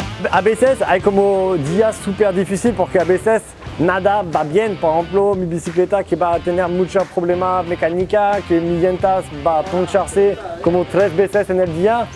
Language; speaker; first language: Spanish; non-native, learner; French